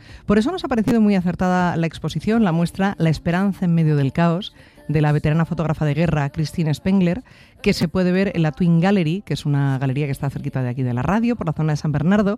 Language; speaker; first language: Spanish; native; Spanish